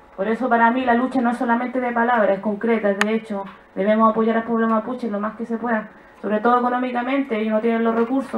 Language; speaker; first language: Spanish; native; Spanish